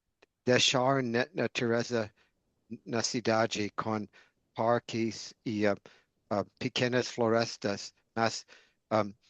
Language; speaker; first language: Portuguese; non-native, fluent; English